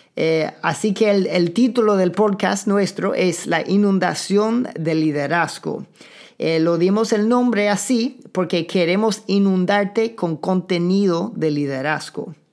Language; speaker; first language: Spanish; non-native, fluent; English